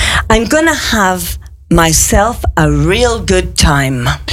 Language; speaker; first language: English; native; English